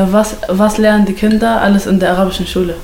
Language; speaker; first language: German; early bilingual, other home language; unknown